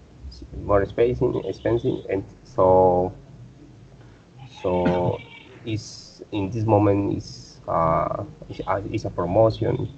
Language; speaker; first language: English; non-native, learner; Spanish